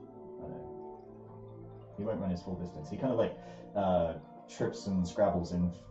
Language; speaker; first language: English; native; English